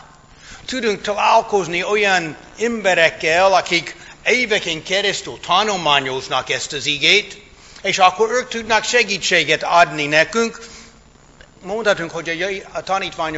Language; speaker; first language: Hungarian; non-native, fluent; English